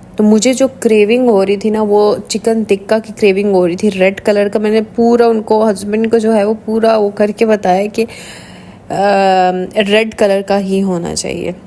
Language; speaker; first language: Urdu; native; Urdu